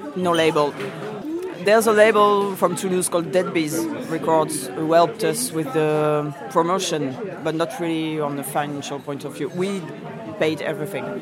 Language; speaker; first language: English; non-native, fluent; French